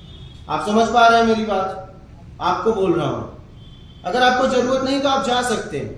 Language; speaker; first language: Hindi; native; Hindi